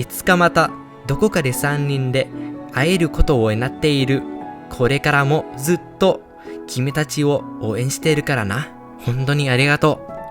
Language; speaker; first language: Japanese; non-native, learner; Thai